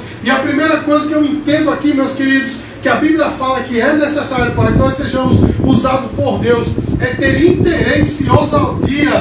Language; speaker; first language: Portuguese; native; Portuguese